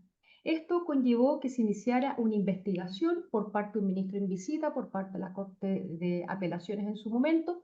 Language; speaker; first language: Spanish; native; Spanish